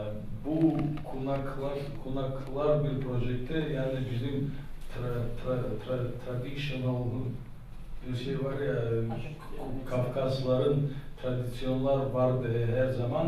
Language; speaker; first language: Turkish; non-native, learner; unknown